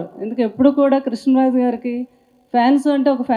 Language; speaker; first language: Telugu; native; Telugu